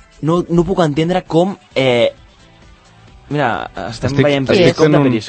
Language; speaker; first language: Catalan; native; Catalan